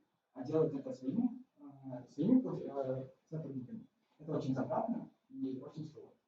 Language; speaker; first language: Russian; native; Russian